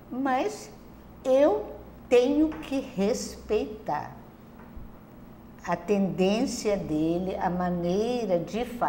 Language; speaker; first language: Portuguese; non-native, local second language; German